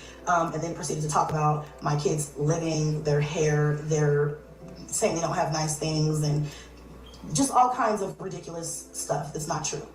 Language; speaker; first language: English; native; English